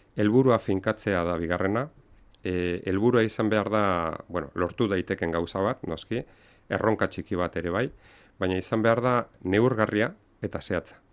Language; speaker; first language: Basque; non-native, local second language; Spanish